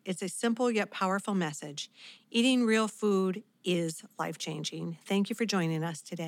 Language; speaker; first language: English; native; English